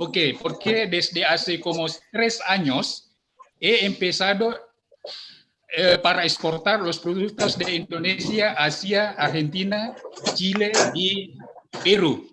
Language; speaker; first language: Spanish; non-native, learner; Indonesian